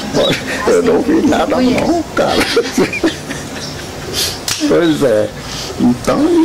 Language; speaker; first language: Portuguese; non-native, local second language; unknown